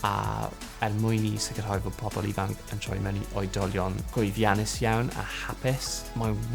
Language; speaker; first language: Welsh; non-native, local second language; English